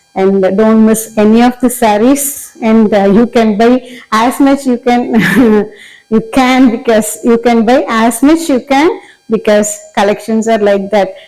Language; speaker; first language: English; non-native, local second language; Tamil